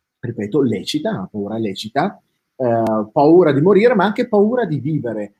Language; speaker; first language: Italian; native; Italian